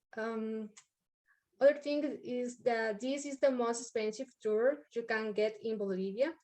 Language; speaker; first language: English; non-native, learner; Spanish